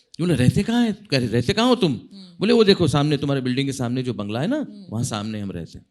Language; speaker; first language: Hindi; non-native, local second language; Marathi